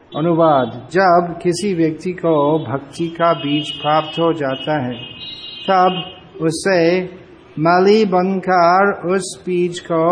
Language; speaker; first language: Hindi; native; Hindi